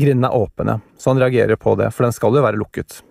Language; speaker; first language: Norwegian; native; Norwegian